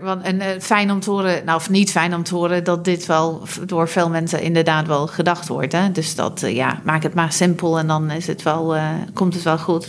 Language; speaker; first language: Dutch; non-native, fluent; English